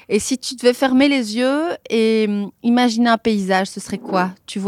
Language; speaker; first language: French; native; French